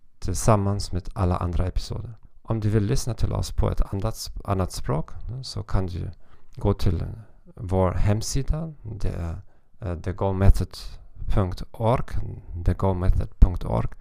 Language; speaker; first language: Swedish; non-native, learner; German